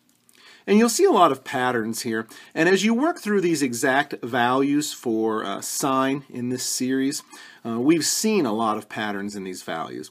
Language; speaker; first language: English; native; English